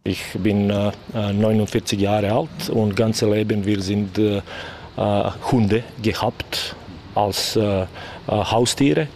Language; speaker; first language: German; non-native, learner; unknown